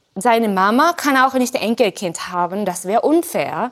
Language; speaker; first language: German; non-native, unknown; Japanese